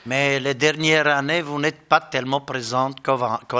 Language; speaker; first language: French; non-native, learner; Bosnian